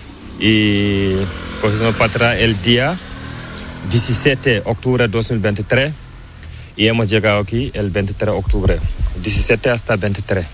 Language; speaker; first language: Spanish; non-native, learner; Fula